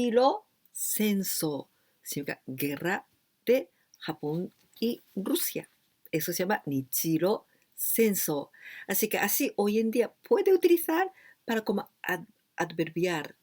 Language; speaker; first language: Spanish; non-native, fluent; Japanese